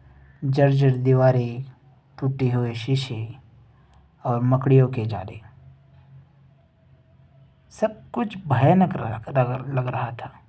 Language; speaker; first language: Hindi; native; Hindi